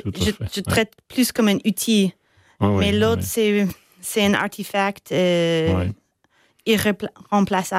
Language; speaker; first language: French; non-native, fluent; English